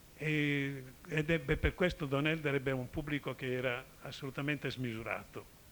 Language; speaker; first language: Italian; native; Italian